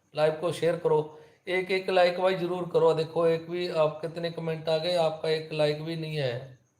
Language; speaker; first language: Hindi; native; Hindi